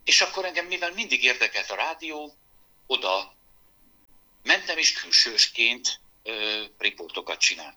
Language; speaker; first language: Hungarian; native; Hungarian